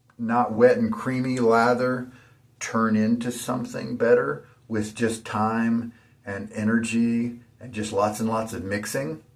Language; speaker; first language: English; native; English